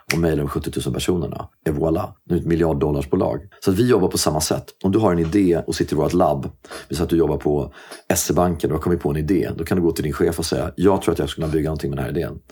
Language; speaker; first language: Swedish; native; Swedish